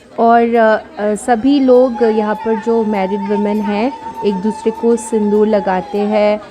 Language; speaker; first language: Hindi; non-native, local second language; Bangla